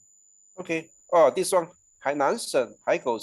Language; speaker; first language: English; non-native, local second language; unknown